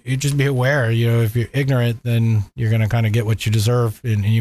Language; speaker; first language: English; native; English